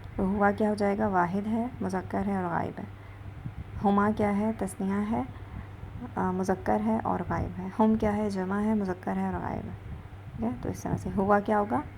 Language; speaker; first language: Urdu; native; Urdu